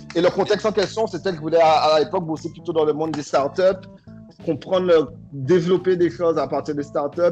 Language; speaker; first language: French; native; French